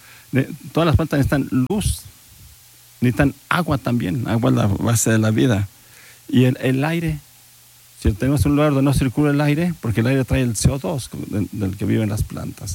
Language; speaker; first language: Spanish; native; Spanish